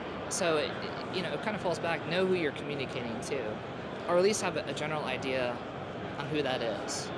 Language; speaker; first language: English; native; English